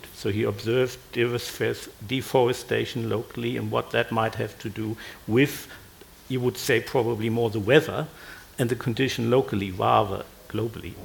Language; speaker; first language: English; non-native, fluent; German